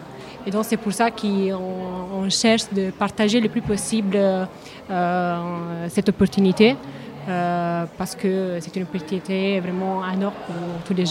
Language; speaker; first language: French; non-native, learner; Italian